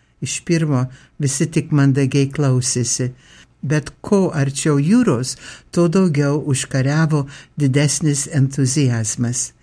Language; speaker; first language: Lithuanian; early bilingual, heritage; Lithuanian